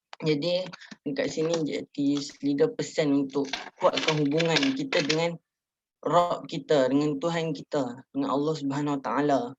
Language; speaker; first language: Malay; native; Malay